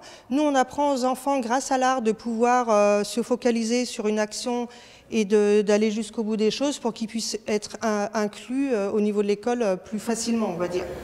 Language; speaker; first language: French; native; French